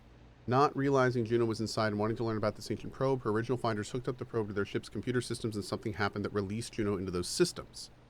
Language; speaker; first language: English; native; English